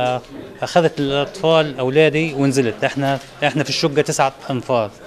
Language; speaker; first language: Arabic; native; Arabic